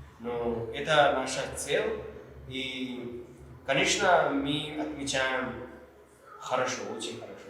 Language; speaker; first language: Russian; non-native, learner; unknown